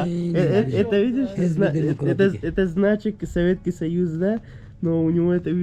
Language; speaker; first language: Russian; non-native, learner; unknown